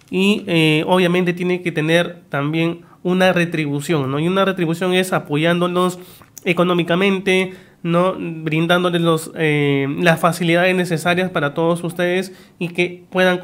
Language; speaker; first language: Spanish; native; Spanish